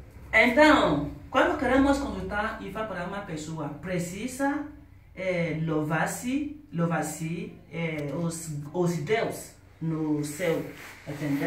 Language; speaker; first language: Portuguese; non-native, learner; Yoruba